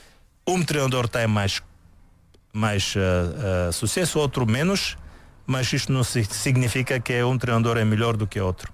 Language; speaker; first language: Portuguese; non-native, learner; Bulgarian